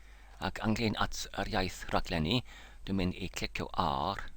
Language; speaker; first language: Welsh; non-native, learner; English